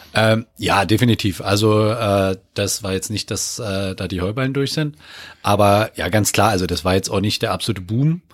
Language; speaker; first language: German; native; German